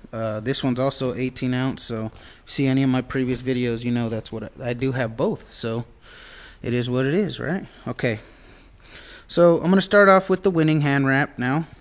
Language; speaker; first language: English; native; English